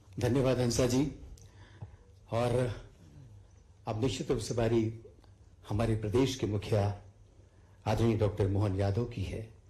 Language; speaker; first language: Hindi; native; Hindi